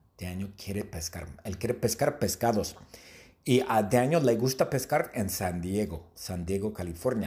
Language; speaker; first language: Spanish; non-native, fluent; English